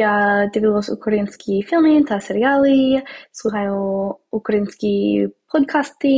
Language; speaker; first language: Ukrainian; non-native, learner; English